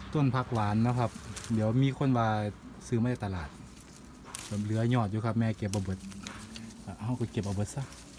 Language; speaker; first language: Thai; native; Thai